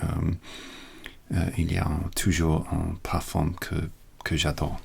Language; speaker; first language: French; non-native, learner; English